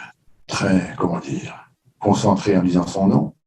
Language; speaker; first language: French; native; French